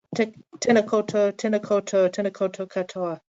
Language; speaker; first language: Māori; non-native, learner; English